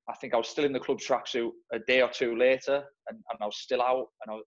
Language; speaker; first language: English; native; English